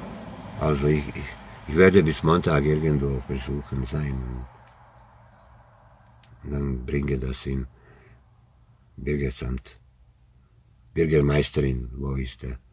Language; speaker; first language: German; non-native, learner; Croatian